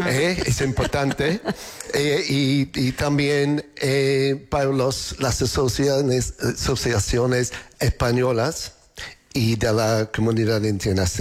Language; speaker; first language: Spanish; non-native, learner; English